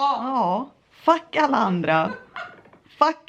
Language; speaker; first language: Swedish; native; Swedish